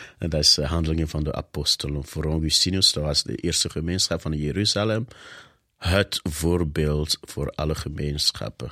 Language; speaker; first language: Dutch; non-native, fluent; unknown